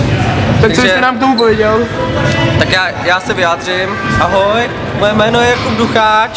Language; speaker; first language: Czech; native; Czech